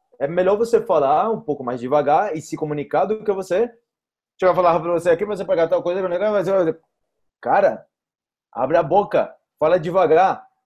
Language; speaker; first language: Portuguese; native; Portuguese